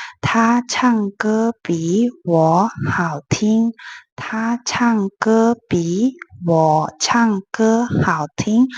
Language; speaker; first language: Chinese; non-native, fluent; Burmese